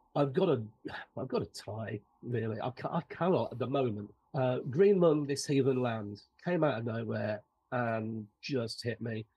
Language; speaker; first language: English; native; English